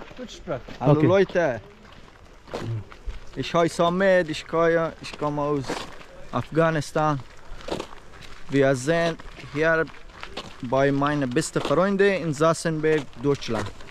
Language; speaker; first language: German; non-native, learner; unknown